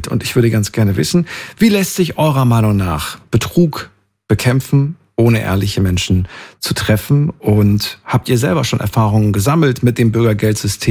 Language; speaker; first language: German; native; German